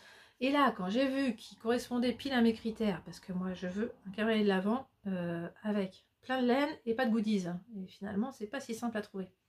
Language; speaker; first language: French; native; French